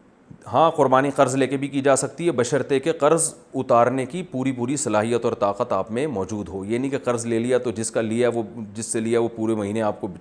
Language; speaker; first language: Urdu; native; Urdu